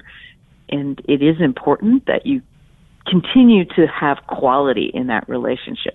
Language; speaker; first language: English; native; English